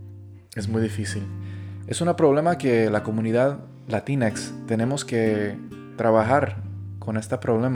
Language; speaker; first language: Spanish; early bilingual, heritage; Spanish